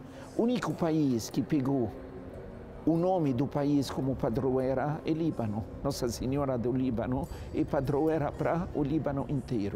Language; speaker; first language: Portuguese; non-native, learner; Arabic